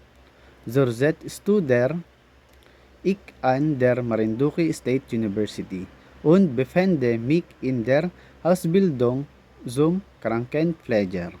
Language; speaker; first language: German; non-native, learner; Filipino